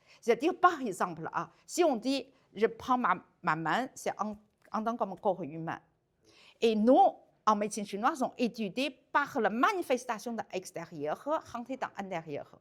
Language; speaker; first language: French; non-native, learner; Chinese